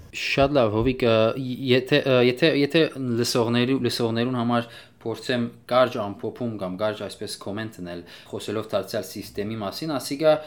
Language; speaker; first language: Armenian; early bilingual, heritage; Armenian